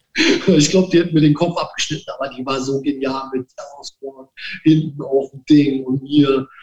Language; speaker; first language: German; native; German